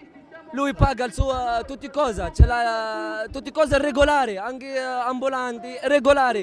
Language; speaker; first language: Italian; non-native, learner; Arabic